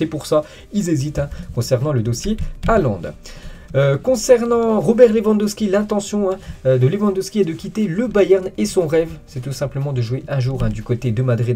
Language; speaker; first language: French; native; French